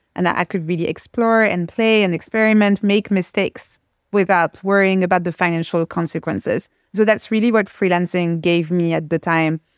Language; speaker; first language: English; non-native, fluent; French